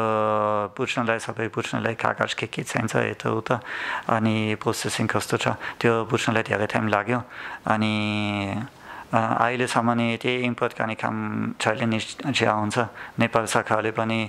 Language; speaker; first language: Nepali; non-native, learner; German